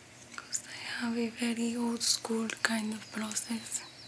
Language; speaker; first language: English; non-native, fluent; Spanish